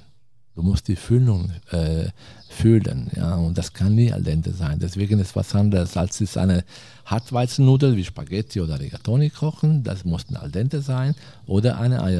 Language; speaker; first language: German; non-native, fluent; Italian